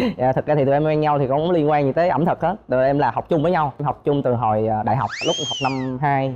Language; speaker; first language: Vietnamese; non-native, local second language; Cantonese